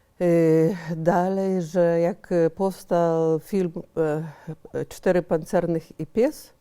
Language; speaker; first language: Polish; early bilingual, heritage; Polish